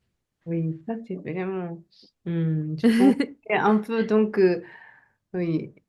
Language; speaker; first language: French; non-native, learner; Japanese